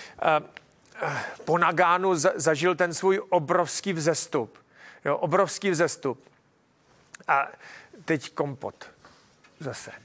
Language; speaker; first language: Czech; native; Czech